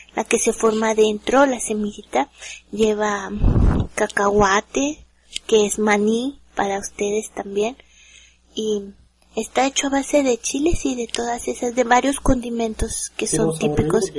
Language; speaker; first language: Spanish; native; Spanish